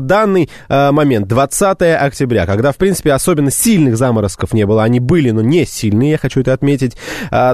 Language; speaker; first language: Russian; native; Russian